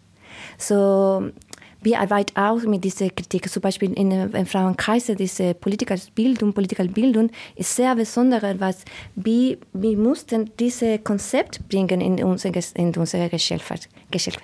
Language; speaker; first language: German; non-native, learner; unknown